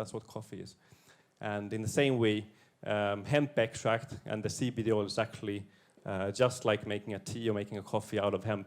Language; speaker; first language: English; non-native, fluent; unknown